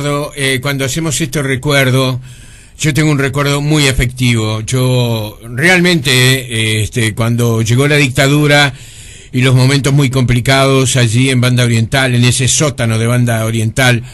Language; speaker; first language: Spanish; native; Spanish